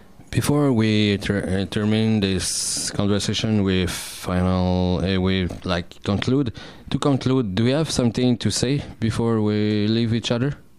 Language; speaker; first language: English; non-native, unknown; French